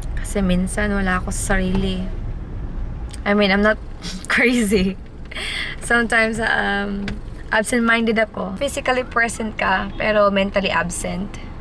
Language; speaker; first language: Filipino; non-native, local second language; Cebuano